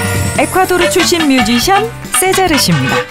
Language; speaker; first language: Korean; native; Korean